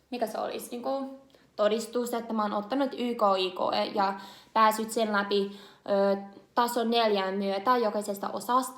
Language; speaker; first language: Finnish; non-native, learner; English